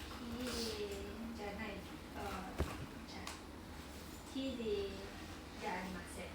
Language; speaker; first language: Japanese; non-native, learner; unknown